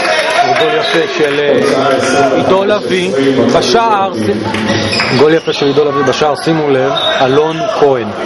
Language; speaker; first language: Hebrew; native; Hebrew